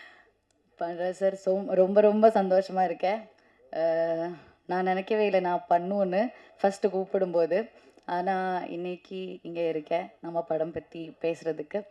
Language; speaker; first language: Tamil; non-native, learner; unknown